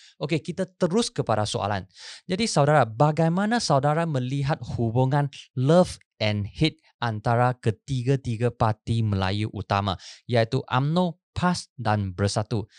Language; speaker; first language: Malay; non-native, local second language; Chinese